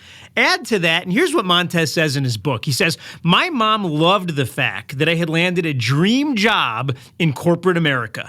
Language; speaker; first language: English; native; English